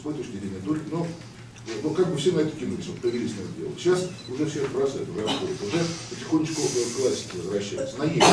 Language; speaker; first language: Russian; native; Russian